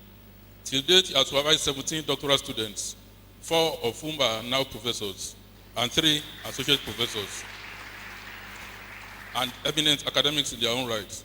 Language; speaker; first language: English; non-native, local second language; Yoruba